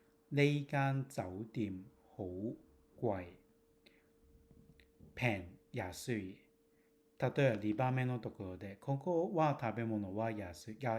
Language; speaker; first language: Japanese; non-native, fluent; Cantonese